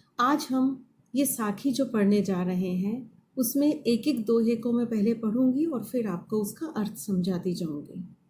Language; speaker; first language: Hindi; native; Hindi